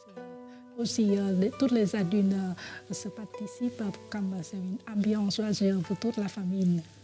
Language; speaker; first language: French; non-native, fluent; Vietnamese